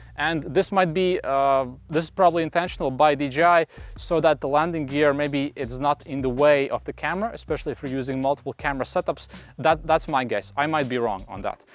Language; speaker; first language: English; non-native, fluent; Latvian